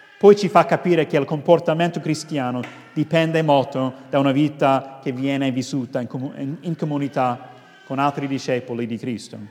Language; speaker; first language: Italian; non-native, fluent; English